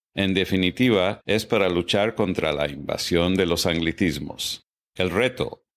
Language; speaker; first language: Spanish; non-native, fluent; English